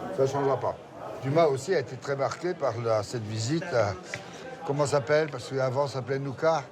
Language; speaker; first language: French; native; French